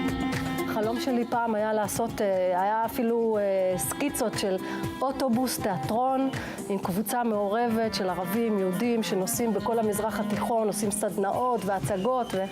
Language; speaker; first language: Hebrew; early bilingual, other home language; English